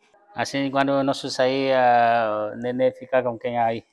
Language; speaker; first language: Portuguese; non-native, learner; Vietnamese